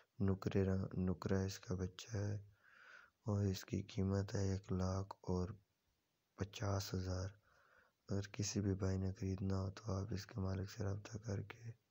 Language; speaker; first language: Urdu; non-native, local second language; Punjabi